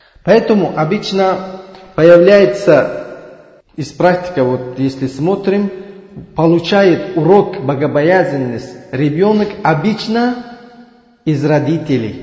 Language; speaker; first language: Russian; non-native, learner; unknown